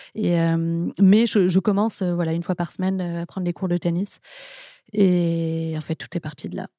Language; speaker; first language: French; native; French